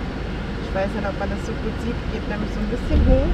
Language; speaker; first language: German; native; German